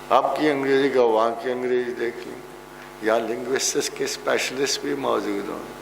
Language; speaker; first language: Urdu; non-native, local second language; Punjabi